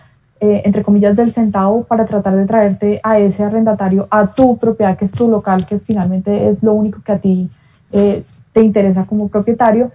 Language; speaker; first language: Spanish; native; Spanish